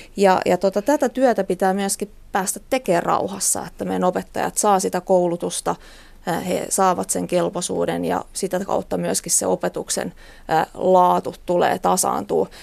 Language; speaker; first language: Finnish; native; Finnish